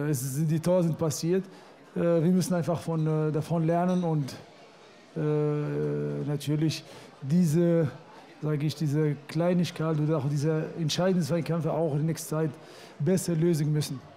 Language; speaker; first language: German; non-native, fluent; Arabic